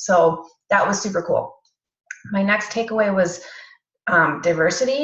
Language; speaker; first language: English; native; English